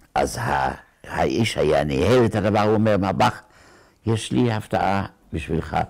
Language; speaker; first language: Hebrew; early bilingual, other home language; German